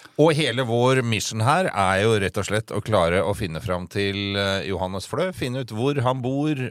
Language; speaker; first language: Norwegian; native; Norwegian